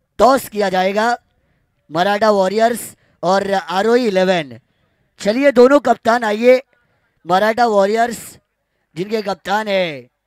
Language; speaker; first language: Hindi; non-native, local second language; Marathi